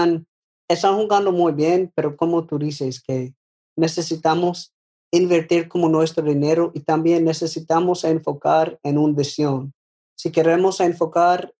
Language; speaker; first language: Spanish; non-native, learner; English